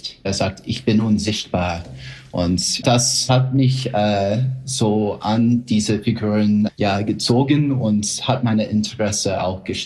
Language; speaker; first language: German; non-native, fluent; English